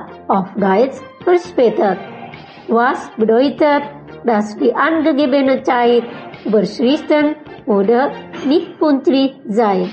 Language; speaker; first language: German; non-native, learner; Indonesian